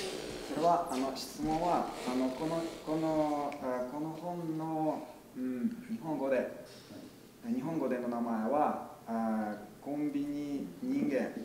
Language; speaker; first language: Japanese; non-native, learner; Ukrainian